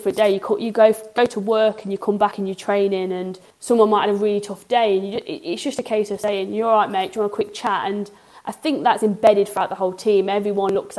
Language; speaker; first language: English; native; English